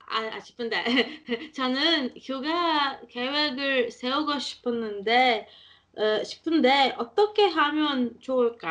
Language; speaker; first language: Korean; non-native, learner; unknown